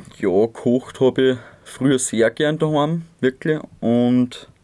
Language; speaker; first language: German; native; German